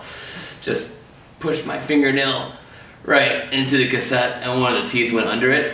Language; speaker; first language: English; native; English